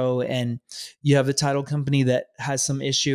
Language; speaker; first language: English; native; English